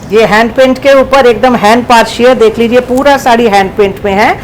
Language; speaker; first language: Hindi; non-native, local second language; Bangla